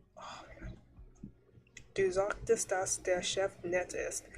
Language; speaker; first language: German; non-native, learner; English